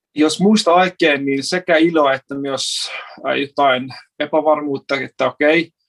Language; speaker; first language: Finnish; non-native, fluent; Persian